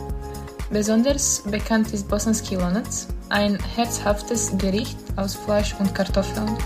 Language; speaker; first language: German; non-native, learner; Bosnian